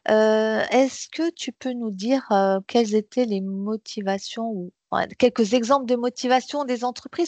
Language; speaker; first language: French; native; French